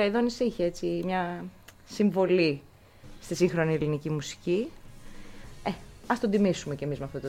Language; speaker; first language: Greek; native; Greek